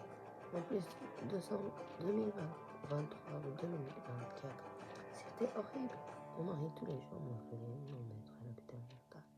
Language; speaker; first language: French; non-native, learner; Japanese